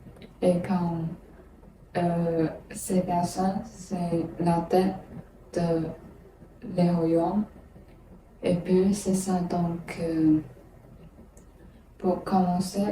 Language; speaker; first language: French; non-native, learner; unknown